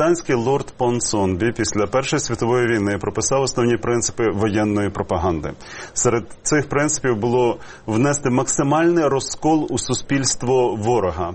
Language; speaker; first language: Ukrainian; native; Ukrainian